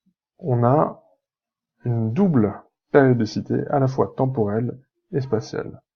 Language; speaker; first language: French; native; French